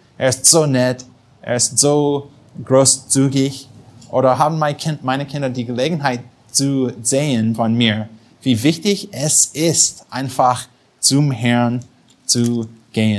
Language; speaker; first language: German; non-native, fluent; English